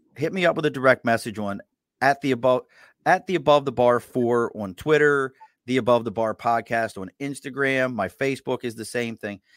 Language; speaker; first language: English; native; English